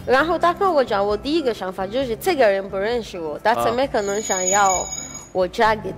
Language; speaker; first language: Chinese; non-native, fluent; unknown